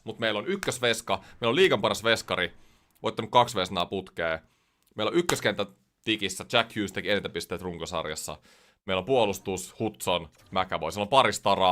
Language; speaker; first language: Finnish; native; Finnish